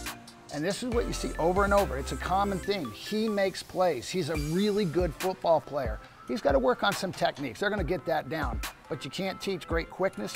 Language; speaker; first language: English; native; English